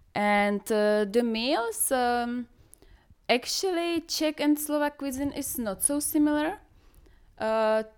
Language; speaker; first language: English; non-native, fluent; Czech